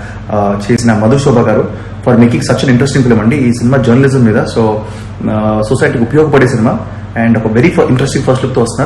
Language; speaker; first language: Telugu; native; Telugu